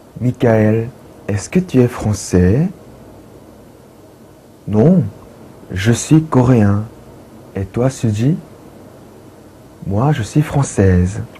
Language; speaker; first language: French; non-native, fluent; Korean